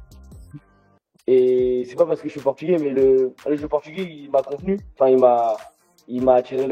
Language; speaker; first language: French; native; French